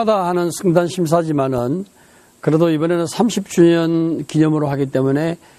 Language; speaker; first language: Korean; native; Korean